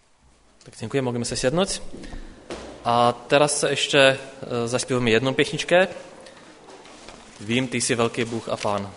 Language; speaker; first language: Czech; non-native, local second language; Polish